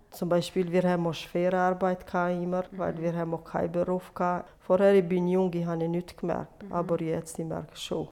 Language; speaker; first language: German; non-native, learner; Albanian